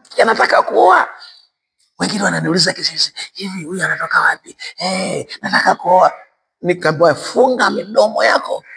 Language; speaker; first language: Swahili; native; Swahili